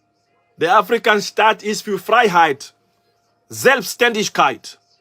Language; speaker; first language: German; non-native, learner; French